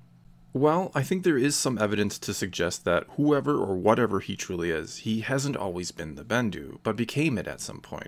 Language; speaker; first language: English; native; English